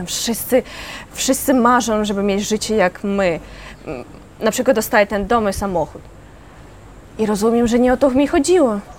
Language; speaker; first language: Polish; non-native, fluent; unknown